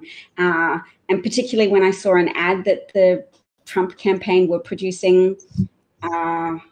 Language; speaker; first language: English; native; English